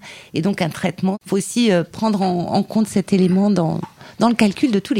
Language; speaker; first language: French; native; French